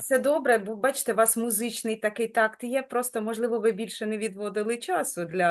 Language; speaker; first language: Ukrainian; native; Ukrainian